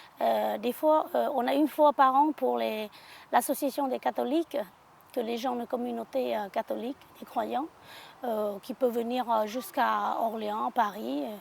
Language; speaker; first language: French; non-native, learner; Hmong